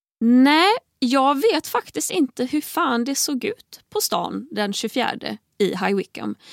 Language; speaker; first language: Swedish; native; Swedish